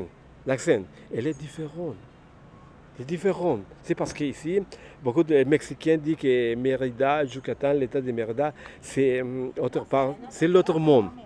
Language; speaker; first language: French; non-native, learner; Spanish